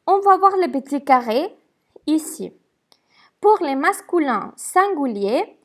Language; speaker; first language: French; non-native, fluent; Spanish